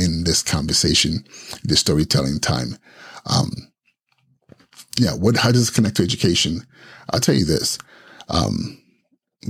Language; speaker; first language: English; non-native, local second language; Igbo